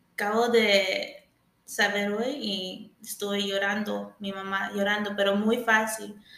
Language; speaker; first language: Spanish; early bilingual, heritage; English